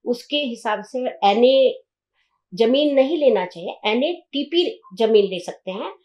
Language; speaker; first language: Hindi; native; Hindi